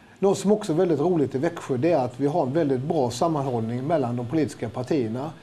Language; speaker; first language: Swedish; native; Swedish